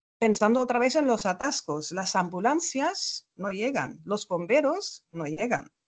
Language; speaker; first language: Spanish; non-native, fluent; German